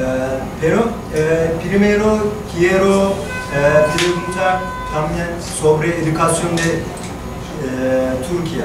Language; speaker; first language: Spanish; non-native, learner; Turkish